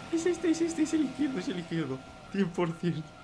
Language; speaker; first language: Spanish; native; Spanish